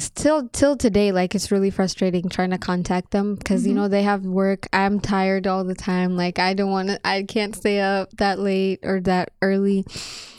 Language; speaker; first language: English; non-native, fluent; Amharic